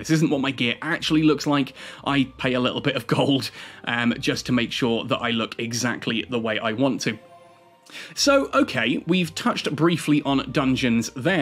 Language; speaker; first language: English; native; English